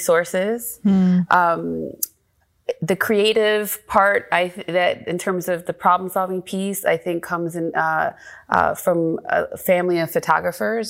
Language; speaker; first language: English; native; English